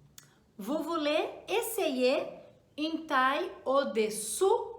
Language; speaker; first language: French; non-native, fluent; Portuguese